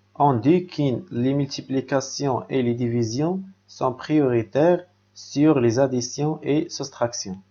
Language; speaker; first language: French; non-native, local second language; Arabic